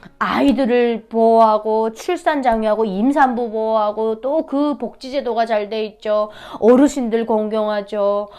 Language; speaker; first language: Korean; native; Korean